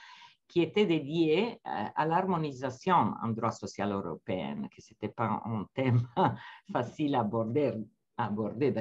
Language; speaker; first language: French; non-native, fluent; Italian